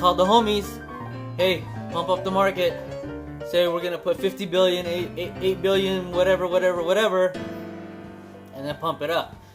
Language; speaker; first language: English; native; English